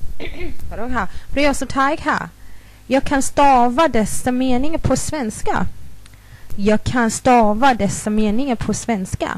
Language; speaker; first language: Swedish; non-native, fluent; Thai